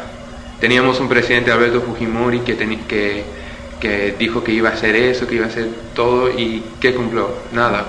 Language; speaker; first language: Spanish; early bilingual, heritage; Spanish